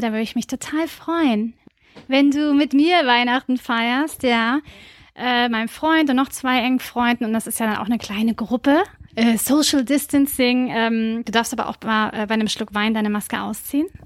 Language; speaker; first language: German; native; German